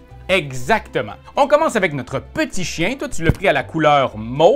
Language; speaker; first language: French; native; French